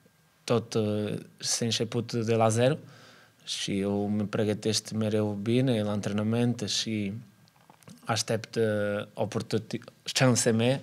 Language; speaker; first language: Romanian; non-native, learner; Portuguese